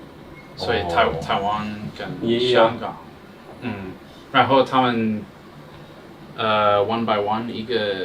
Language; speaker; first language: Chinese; non-native, learner; English